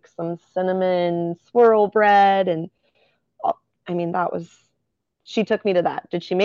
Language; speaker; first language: English; native; English